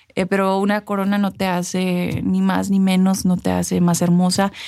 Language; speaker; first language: Spanish; early bilingual, heritage; Spanish